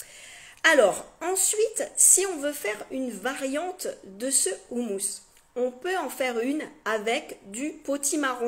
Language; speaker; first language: French; native; French